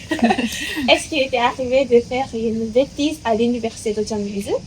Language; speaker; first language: French; non-native, learner; Japanese